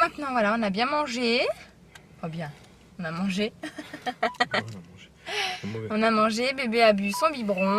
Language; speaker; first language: French; native; French